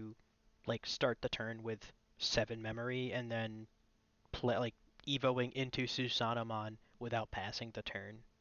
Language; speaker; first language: English; native; English